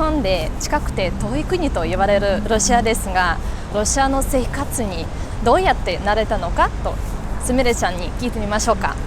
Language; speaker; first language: Japanese; non-native, fluent; Russian